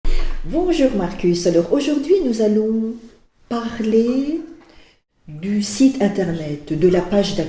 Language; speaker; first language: French; native; French